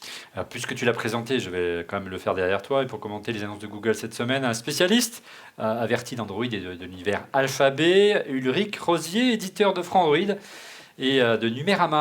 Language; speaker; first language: French; native; French